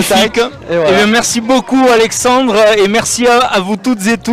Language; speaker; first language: French; native; French